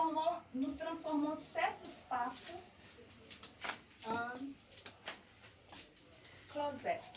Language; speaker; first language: French; non-native, learner; Portuguese